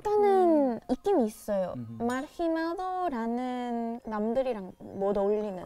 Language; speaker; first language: Korean; non-native, fluent; Spanish